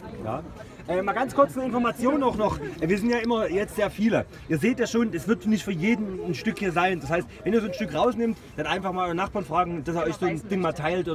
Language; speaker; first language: German; native; German